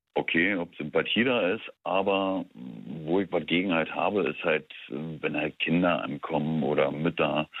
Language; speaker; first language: German; native; German